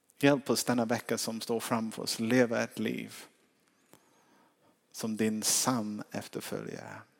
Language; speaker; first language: Swedish; non-native, fluent; English